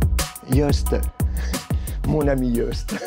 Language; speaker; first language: French; native; French